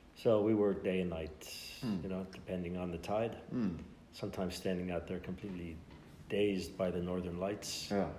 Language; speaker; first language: Norwegian; non-native, fluent; English